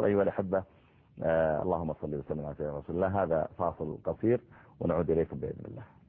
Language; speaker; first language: Arabic; native; Arabic